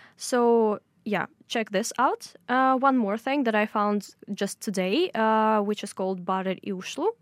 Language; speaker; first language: English; non-native, fluent; Russian